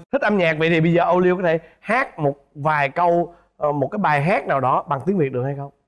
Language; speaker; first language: Vietnamese; native; Vietnamese